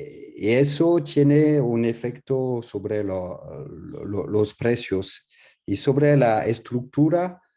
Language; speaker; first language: Spanish; non-native, learner; French